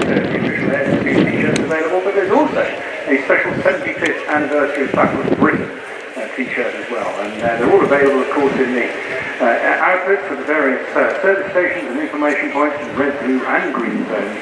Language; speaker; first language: English; native; English